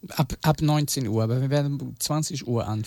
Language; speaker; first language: German; non-native, learner; Portuguese